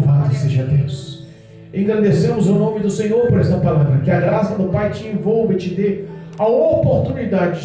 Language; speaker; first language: Portuguese; native; Portuguese